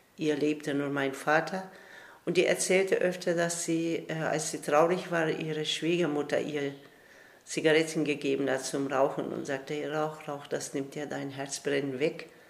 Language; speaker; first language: German; non-native, fluent; Turkish